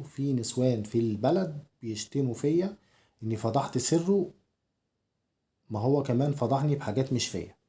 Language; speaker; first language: Arabic; native; Arabic